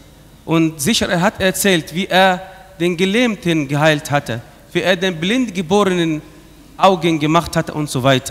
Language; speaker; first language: German; non-native, fluent; Arabic